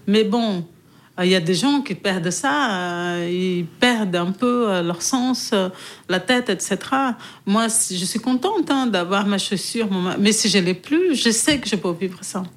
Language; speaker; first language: French; non-native, fluent; Portuguese